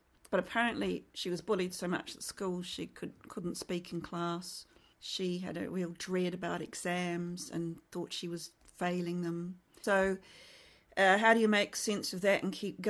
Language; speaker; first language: English; native; English